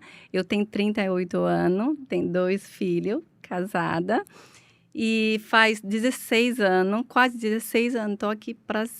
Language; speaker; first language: Portuguese; non-native, learner; Chinese